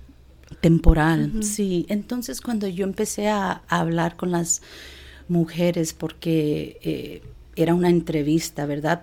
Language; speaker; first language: Spanish; early bilingual, heritage; Spanish